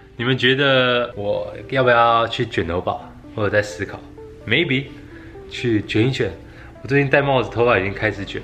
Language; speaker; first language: Chinese; early bilingual, heritage; Chinese